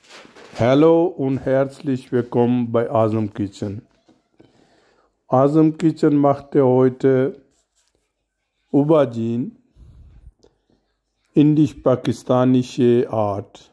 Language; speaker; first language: German; non-native, learner; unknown